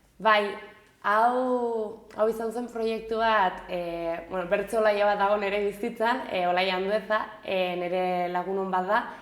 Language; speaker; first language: Basque; native; Basque